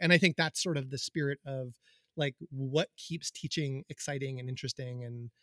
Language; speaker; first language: English; native; English